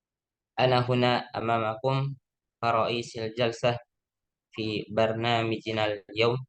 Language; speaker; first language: Arabic; non-native, learner; Indonesian